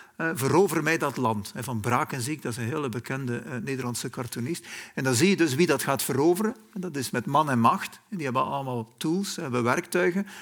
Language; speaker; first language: Dutch; native; Dutch